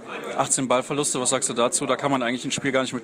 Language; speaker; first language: German; native; German